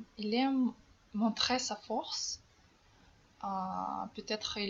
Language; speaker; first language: French; non-native, fluent; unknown